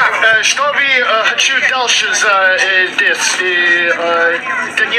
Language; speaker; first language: Russian; non-native, learner; English